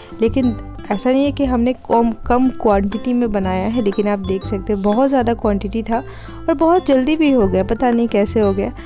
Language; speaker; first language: Hindi; non-native, local second language; Bangla